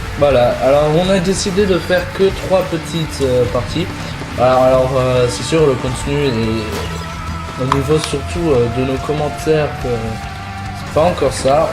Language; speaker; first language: French; native; French